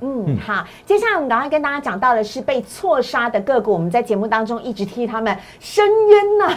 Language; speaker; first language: Chinese; native; Chinese